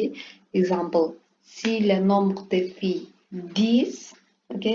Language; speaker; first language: French; non-native, learner; Portuguese